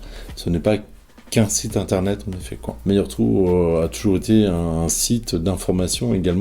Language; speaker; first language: French; native; French